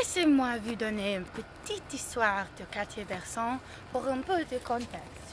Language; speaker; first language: French; non-native, learner; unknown